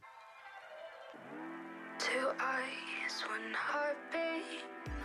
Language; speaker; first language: Norwegian; native; Norwegian